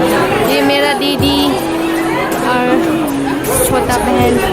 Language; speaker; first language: Hindi; non-native, local second language; Karbi